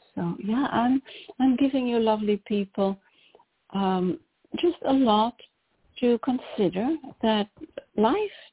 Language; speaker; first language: English; non-native, fluent; French